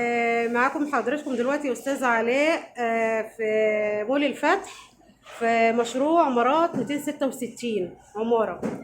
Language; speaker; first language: Arabic; native; Arabic